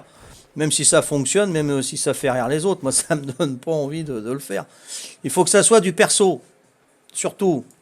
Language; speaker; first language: French; native; French